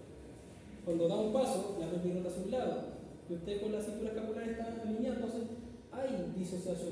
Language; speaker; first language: Spanish; native; Spanish